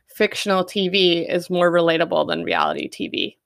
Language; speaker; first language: English; native; English